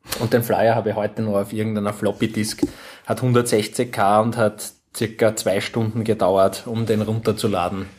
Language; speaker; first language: German; native; German